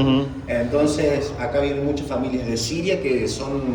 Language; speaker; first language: Spanish; native; Spanish